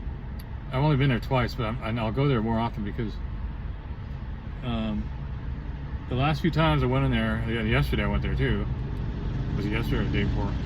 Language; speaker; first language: English; native; English